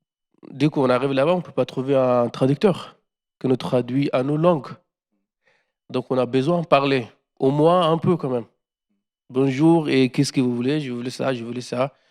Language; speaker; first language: French; non-native, learner; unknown